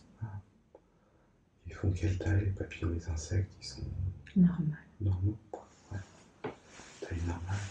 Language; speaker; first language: French; native; French